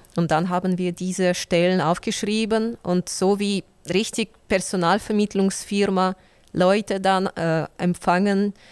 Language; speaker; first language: German; non-native, fluent; Ukrainian